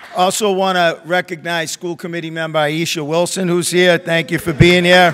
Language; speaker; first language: English; native; English